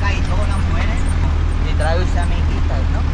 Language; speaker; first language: Spanish; native; Spanish